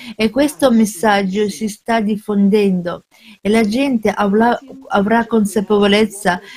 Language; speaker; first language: Italian; non-native, fluent; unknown